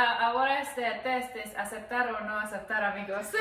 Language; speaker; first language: Spanish; non-native, learner; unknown